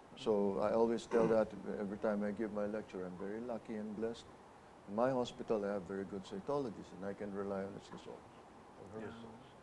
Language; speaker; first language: English; non-native, local second language; Filipino